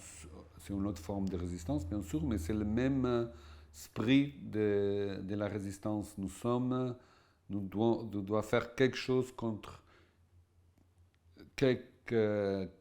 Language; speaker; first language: French; non-native, fluent; Portuguese